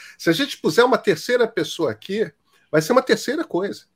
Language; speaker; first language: Portuguese; native; Portuguese